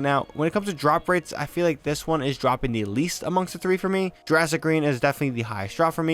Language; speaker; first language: English; native; English